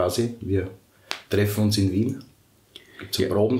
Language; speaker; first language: German; native; German